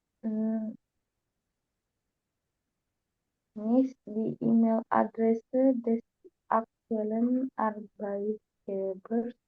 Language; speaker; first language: German; non-native, learner; Indonesian